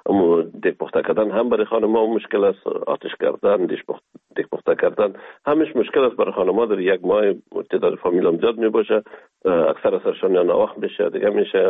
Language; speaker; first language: Persian; native; Persian